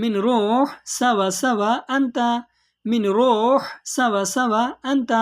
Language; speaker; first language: Arabic; non-native, learner; Hindi